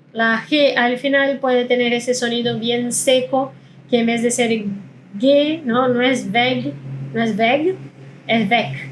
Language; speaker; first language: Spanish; non-native, fluent; German